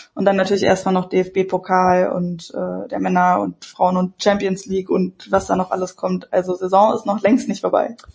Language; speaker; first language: German; native; German